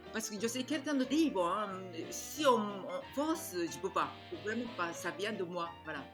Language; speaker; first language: French; non-native, fluent; Japanese